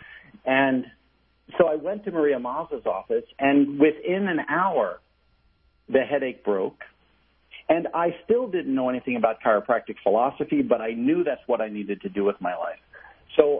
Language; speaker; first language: English; native; English